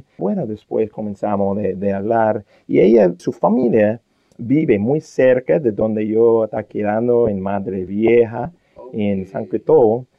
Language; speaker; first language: Spanish; non-native, fluent; English